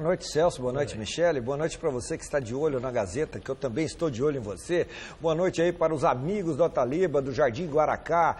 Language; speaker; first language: Portuguese; native; Portuguese